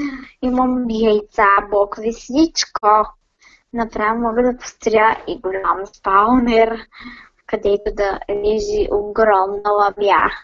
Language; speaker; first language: Bulgarian; native; Bulgarian